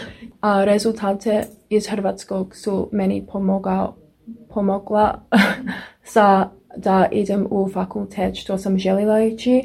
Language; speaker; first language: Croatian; non-native, learner; English